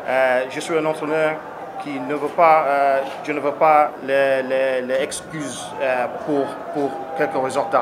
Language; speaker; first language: French; non-native, learner; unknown